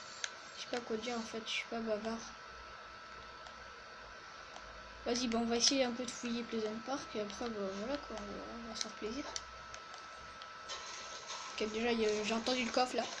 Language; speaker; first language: French; native; French